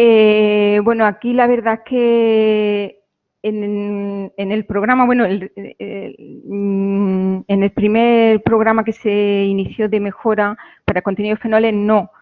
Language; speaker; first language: Spanish; native; Spanish